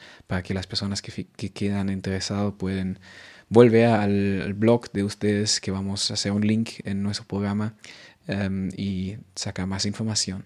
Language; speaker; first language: Spanish; non-native, fluent; Portuguese